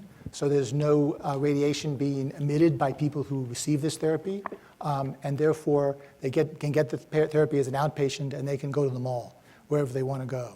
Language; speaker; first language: English; native; English